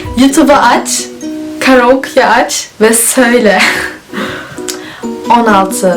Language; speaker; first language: Turkish; early bilingual, heritage; Turkish